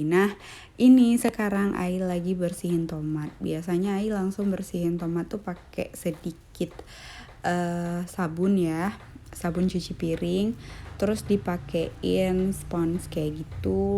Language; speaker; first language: Indonesian; native; Indonesian